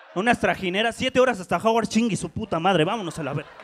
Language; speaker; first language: Spanish; native; Spanish